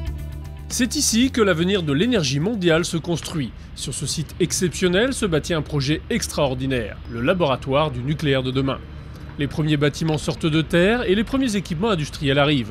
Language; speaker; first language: French; native; French